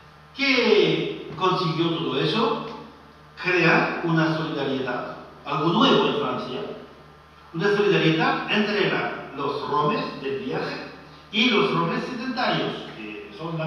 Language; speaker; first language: Spanish; non-native, fluent; French